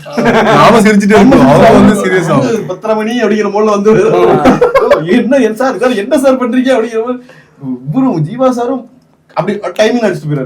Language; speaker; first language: Tamil; native; Tamil